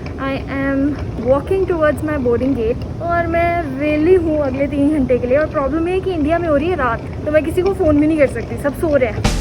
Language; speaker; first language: Hindi; native; Hindi